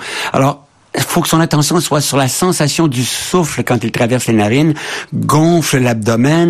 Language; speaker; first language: French; native; French